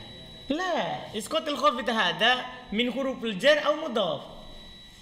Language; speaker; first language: Arabic; non-native, fluent; Indonesian